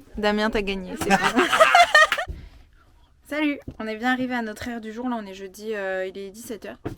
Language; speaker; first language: French; native; French